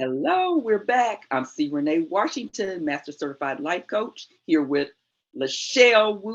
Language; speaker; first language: English; native; English